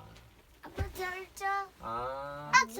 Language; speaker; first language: Korean; native; Korean